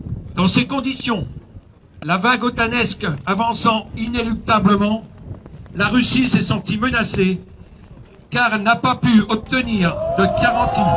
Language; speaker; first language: French; native; French